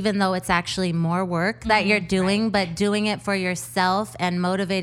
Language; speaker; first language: English; native; English